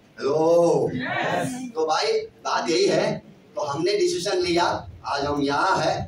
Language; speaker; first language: Hindi; non-native, local second language; Kannada